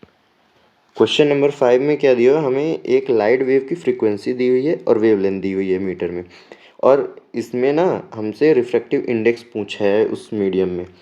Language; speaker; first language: Hindi; native; Hindi